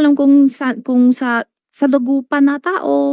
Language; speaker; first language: Filipino; non-native, learner; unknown